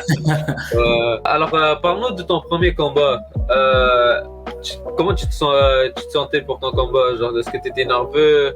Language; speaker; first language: French; native; French